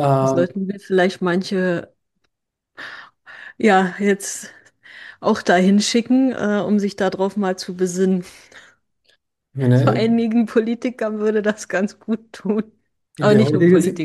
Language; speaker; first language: German; native; German